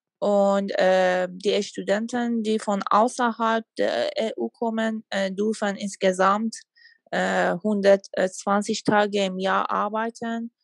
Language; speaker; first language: German; non-native, fluent; Persian